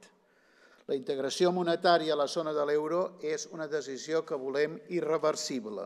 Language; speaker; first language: Catalan; native; Catalan